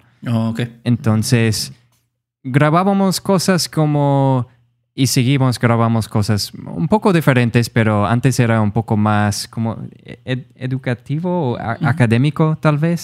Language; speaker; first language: Spanish; non-native, fluent; English